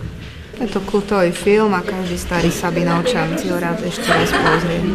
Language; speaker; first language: Slovak; native; Slovak